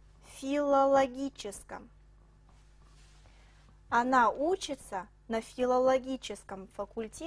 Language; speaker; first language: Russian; non-native, fluent; Chinese